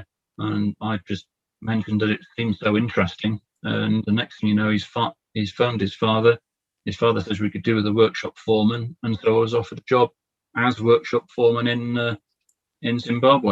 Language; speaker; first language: English; native; English